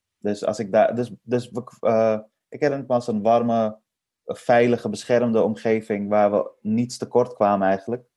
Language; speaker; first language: Dutch; early bilingual, other home language; Persian